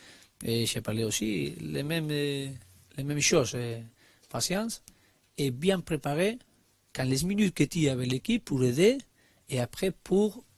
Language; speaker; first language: French; non-native, learner; Spanish